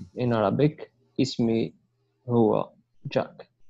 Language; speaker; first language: English; non-native, learner; Arabic